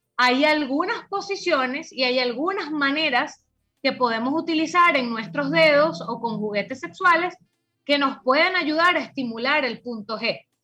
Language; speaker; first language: Spanish; native; Spanish